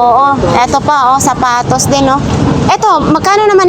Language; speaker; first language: Filipino; native; Filipino